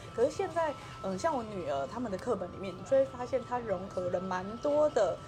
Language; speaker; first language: Chinese; native; Chinese